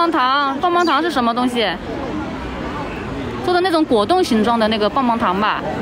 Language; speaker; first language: Chinese; native; Chinese